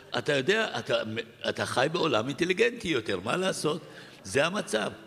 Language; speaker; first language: Hebrew; early bilingual, other home language; Arabic